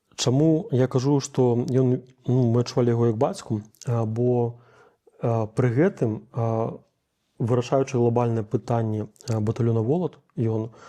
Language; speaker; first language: Belarusian; native; Belarusian